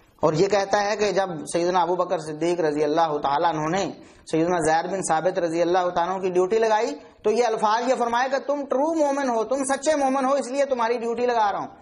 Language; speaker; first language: Urdu; non-native, local second language; Punjabi